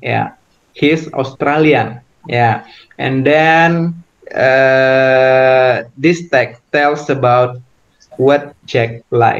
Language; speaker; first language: English; non-native, fluent; Indonesian